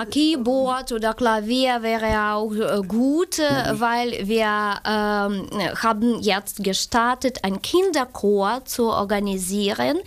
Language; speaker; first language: German; non-native, learner; Ukrainian